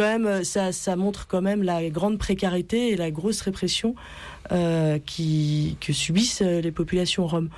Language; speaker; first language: French; native; French